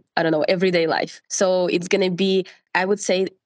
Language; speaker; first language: English; non-native, fluent; Russian